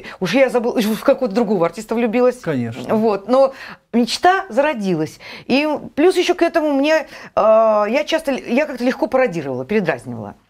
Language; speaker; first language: Russian; native; Russian